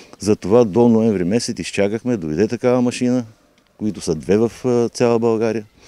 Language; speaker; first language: Bulgarian; native; Bulgarian